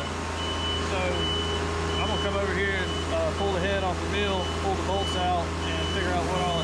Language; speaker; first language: English; native; English